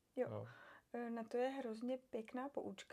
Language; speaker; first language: Czech; native; Czech